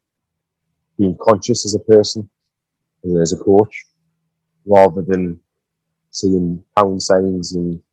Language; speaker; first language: English; native; English